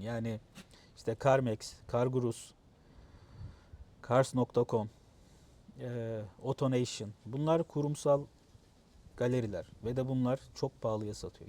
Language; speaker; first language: Turkish; native; Turkish